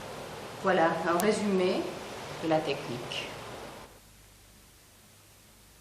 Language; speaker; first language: French; native; French